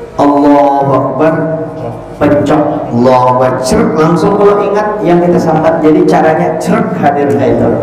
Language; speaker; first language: Indonesian; non-native, local second language; Banjar